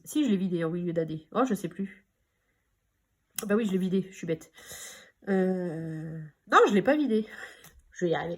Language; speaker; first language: French; native; French